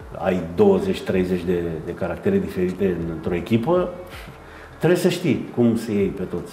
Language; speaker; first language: Romanian; native; Romanian